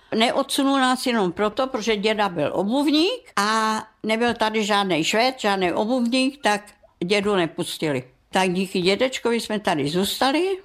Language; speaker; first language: Czech; non-native, local second language; German